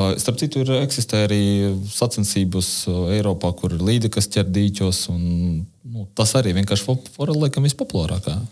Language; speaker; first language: Latvian; non-native, local second language; Russian